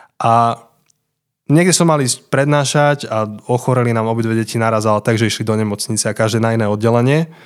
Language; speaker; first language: Slovak; native; Slovak